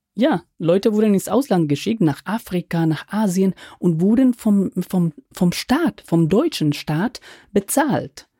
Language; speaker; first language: German; non-native, fluent; Spanish